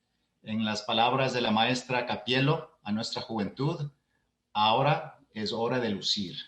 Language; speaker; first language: Spanish; native; Spanish